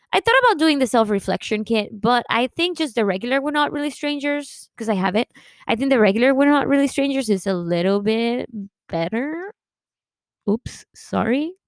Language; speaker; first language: English; early bilingual, other home language; Spanish